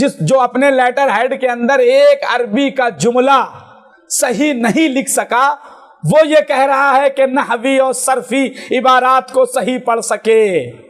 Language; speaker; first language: Urdu; native; Urdu